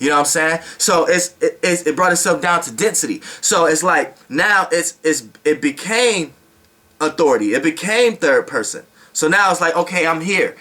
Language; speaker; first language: English; native; English